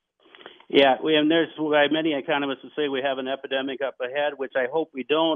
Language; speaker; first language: English; native; English